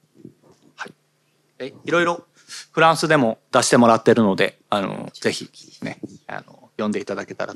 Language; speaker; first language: Japanese; native; Japanese